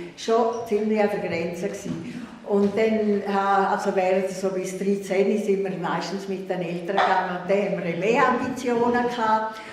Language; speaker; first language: German; native; German